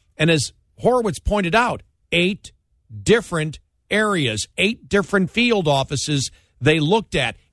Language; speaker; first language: English; native; English